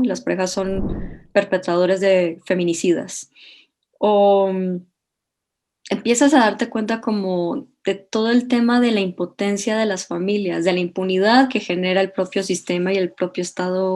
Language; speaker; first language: Spanish; native; Spanish